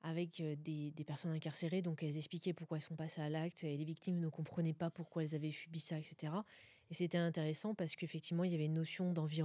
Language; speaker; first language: French; native; French